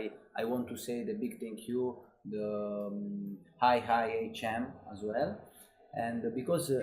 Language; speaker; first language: English; non-native, learner; Italian